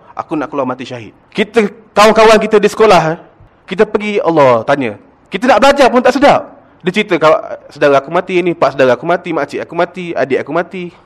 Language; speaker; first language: Malay; native; Malay